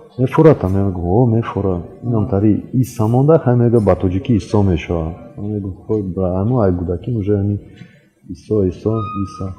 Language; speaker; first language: Tajik; non-native, local second language; Russian